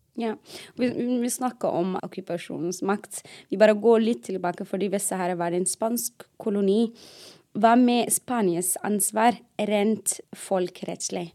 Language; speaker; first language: Norwegian; non-native, fluent; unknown